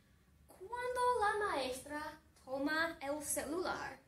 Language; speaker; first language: Spanish; non-native, fluent; English